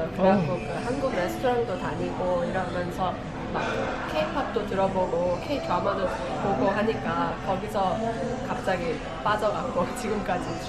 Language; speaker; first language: Korean; early bilingual, heritage; Korean